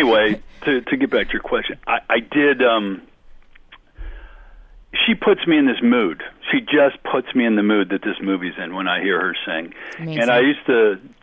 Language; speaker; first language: English; native; English